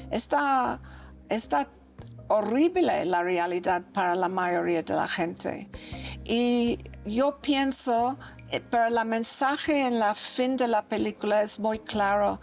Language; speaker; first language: Spanish; non-native, learner; English